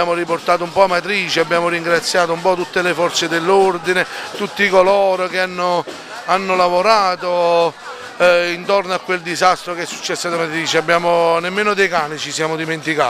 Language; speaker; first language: Italian; native; Italian